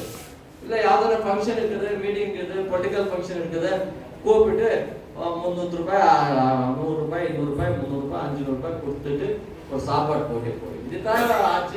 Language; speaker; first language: Tamil; non-native, learner; Kannada